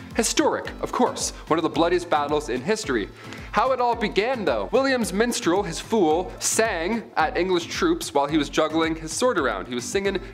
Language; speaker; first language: English; native; English